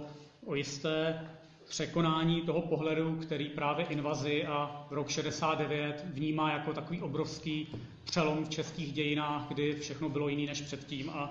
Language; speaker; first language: Czech; native; Czech